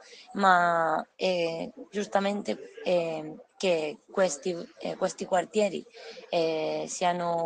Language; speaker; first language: Italian; non-native, learner; Spanish